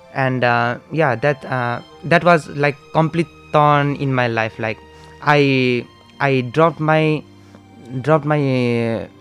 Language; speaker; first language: English; non-native, local second language; Nepali